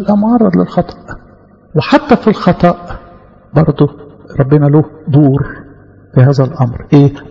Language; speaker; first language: Arabic; native; Arabic